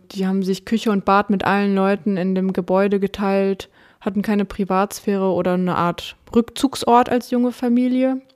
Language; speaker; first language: German; early bilingual, other home language; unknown